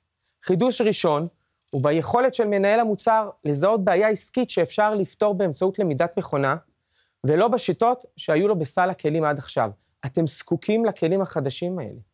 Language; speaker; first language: Hebrew; native; Hebrew